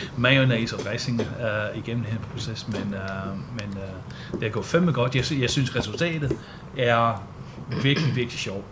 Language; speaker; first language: Danish; non-native, fluent; English